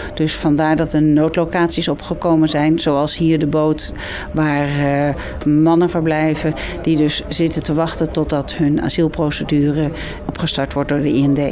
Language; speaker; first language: Dutch; native; Dutch